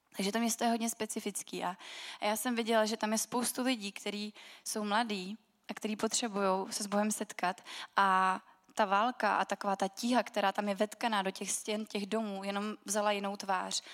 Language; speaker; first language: Czech; native; Czech